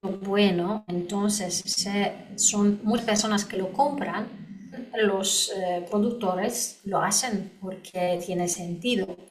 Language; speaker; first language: Spanish; non-native, learner; Polish